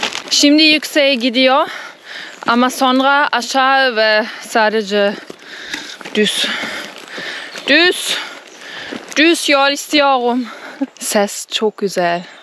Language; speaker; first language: Turkish; non-native, learner; German